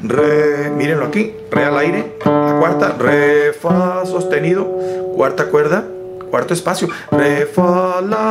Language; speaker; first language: Spanish; native; Spanish